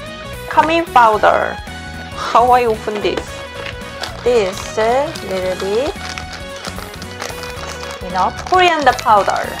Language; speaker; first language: English; non-native, learner; Korean